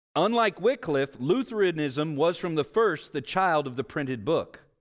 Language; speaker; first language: English; native; English